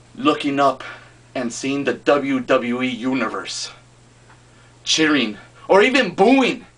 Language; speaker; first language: English; native; English